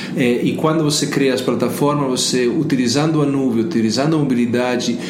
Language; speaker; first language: Portuguese; non-native, fluent; Italian